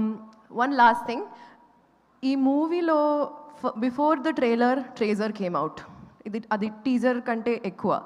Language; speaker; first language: Telugu; non-native, local second language; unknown